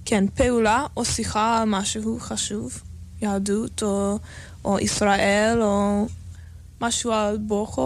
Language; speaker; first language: Hebrew; non-native, learner; English